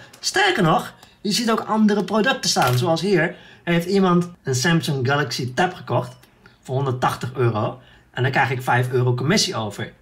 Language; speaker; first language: Dutch; native; Dutch